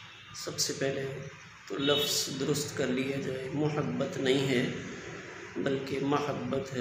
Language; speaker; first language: Urdu; native; Urdu